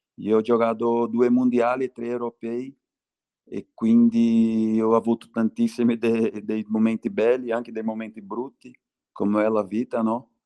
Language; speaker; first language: Italian; non-native, fluent; Portuguese